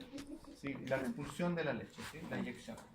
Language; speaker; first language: Spanish; native; Spanish